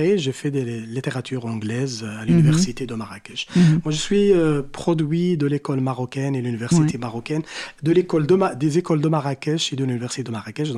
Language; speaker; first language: French; non-native, local second language; Arabic